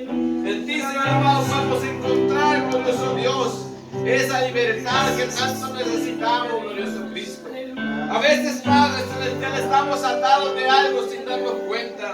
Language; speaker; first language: Spanish; native; Spanish